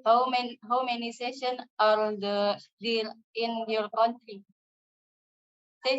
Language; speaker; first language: English; non-native, learner; Indonesian